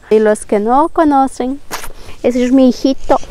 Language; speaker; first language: Spanish; non-native, fluent; Ukrainian